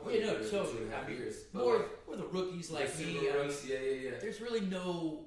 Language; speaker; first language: English; native; English